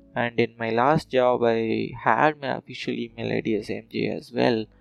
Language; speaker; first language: English; non-native, local second language; Telugu